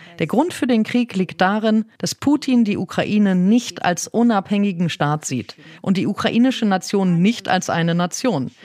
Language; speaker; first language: German; non-native, fluent; Ukrainian